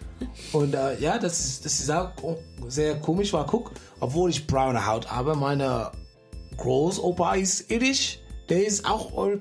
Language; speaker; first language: German; non-native, fluent; English